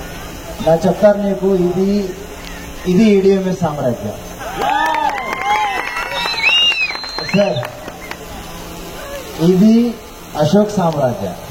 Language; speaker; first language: Telugu; non-native, learner; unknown